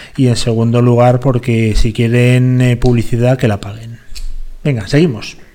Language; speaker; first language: Spanish; native; Spanish